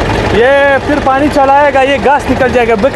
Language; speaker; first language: Hindi; non-native, fluent; Pashto